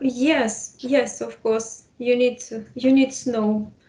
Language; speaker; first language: English; non-native, fluent; Russian